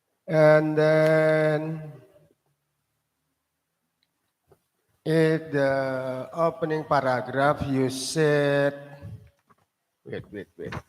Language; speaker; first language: English; non-native, learner; Indonesian